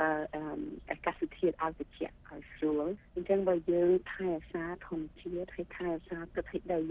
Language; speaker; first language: Khmer; early bilingual, heritage; Khmer